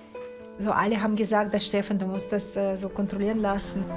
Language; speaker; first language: German; non-native, fluent; Russian